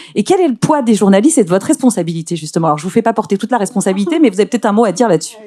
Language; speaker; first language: French; native; French